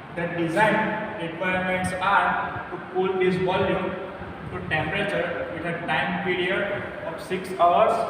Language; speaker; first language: English; non-native, local second language; Gujarati